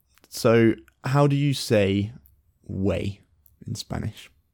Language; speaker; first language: English; native; English